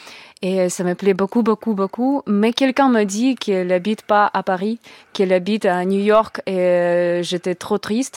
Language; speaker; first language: French; non-native, learner; Russian